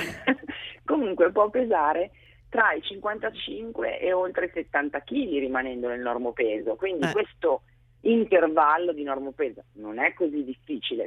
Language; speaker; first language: Italian; native; Italian